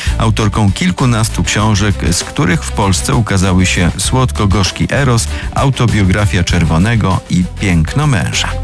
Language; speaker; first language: Polish; native; Polish